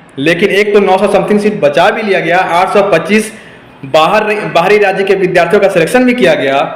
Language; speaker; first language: Hindi; native; Hindi